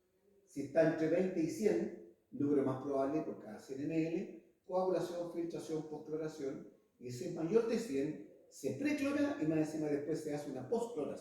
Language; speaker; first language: Spanish; native; Spanish